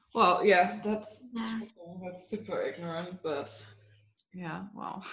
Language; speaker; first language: German; native; German